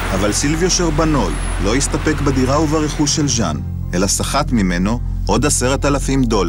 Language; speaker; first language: Hebrew; native; Hebrew